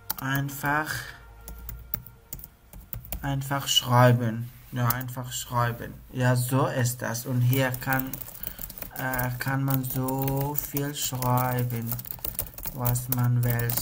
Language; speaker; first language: German; non-native, learner; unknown